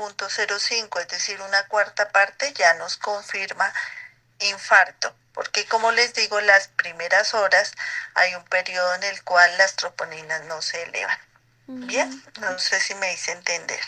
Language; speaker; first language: Spanish; native; Spanish